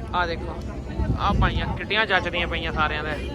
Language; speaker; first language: Punjabi; native; Punjabi